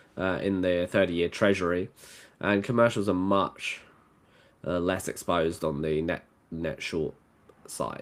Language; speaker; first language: English; native; English